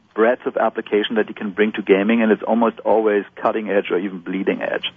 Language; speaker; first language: English; non-native, fluent; German